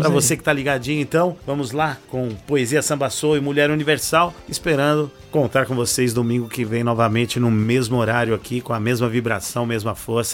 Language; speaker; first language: Portuguese; native; Portuguese